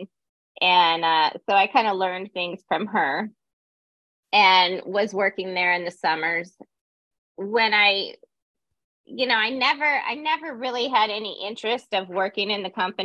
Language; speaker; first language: English; native; English